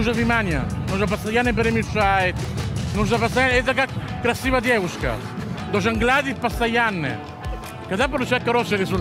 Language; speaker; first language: Russian; non-native, learner; Italian